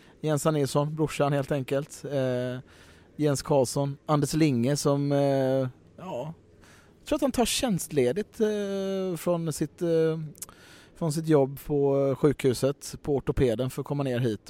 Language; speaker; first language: Swedish; native; Swedish